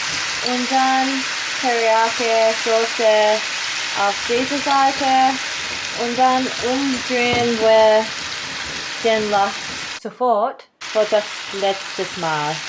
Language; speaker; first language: German; non-native, learner; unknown